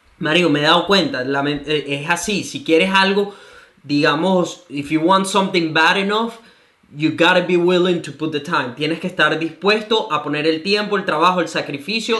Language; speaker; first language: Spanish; native; Spanish